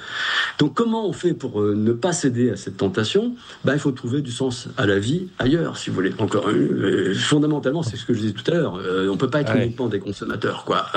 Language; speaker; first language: French; native; French